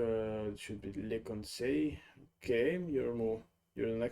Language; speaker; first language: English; non-native, fluent; Russian